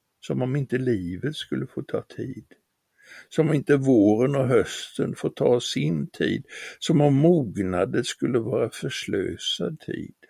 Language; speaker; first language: Swedish; native; Swedish